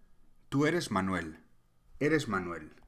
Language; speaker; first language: Spanish; non-native, fluent; English